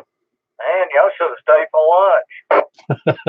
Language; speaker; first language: English; native; English